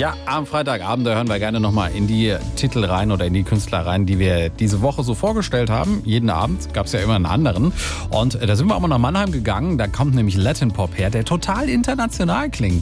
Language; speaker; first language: German; native; German